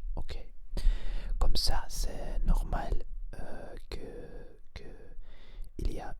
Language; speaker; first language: French; non-native, learner; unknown